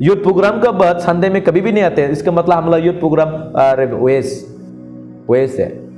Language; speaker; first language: Hindi; non-native, local second language; Kok Borok